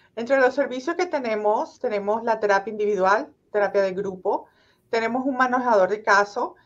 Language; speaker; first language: Spanish; native; Spanish